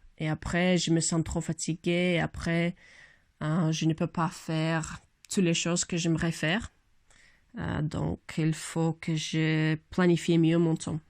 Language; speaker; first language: French; non-native, learner; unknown